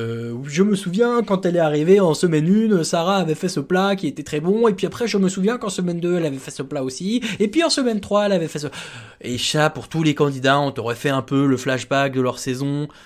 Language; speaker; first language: French; native; French